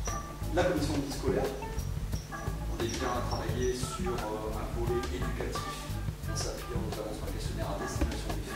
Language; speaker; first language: French; native; French